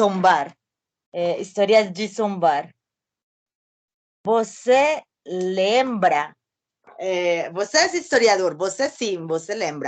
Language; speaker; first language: Portuguese; non-native, learner; Spanish